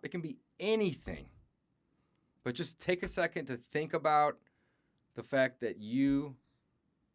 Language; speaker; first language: English; native; English